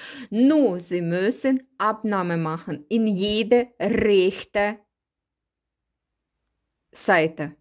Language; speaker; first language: German; non-native, learner; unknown